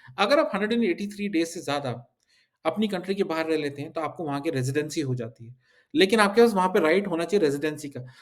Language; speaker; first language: Hindi; early bilingual, heritage; Hindi